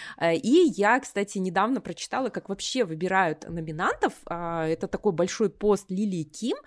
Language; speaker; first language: Russian; native; Russian